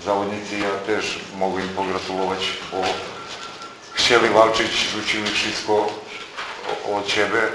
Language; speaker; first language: Polish; non-native, fluent; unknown